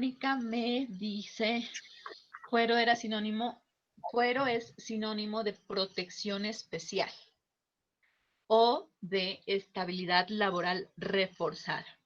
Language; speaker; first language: Spanish; native; Spanish